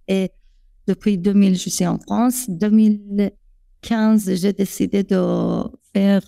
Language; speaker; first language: French; non-native, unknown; Persian